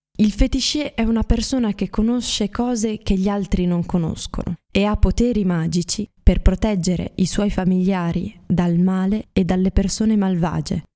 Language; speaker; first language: Italian; native; Italian